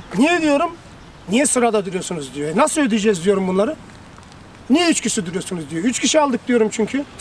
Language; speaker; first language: Turkish; early bilingual, heritage; Turkish